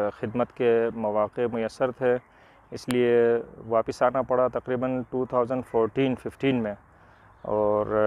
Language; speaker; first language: Urdu; native; Urdu